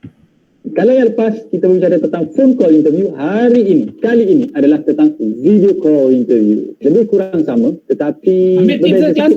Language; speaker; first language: Malay; native; Malay